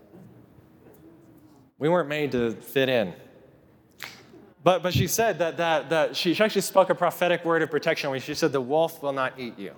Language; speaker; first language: English; native; English